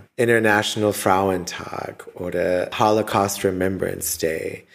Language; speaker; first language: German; non-native, learner; English